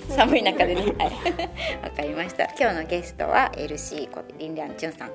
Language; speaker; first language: Japanese; native; Japanese